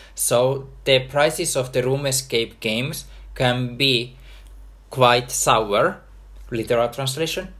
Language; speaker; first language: English; non-native, fluent; Finnish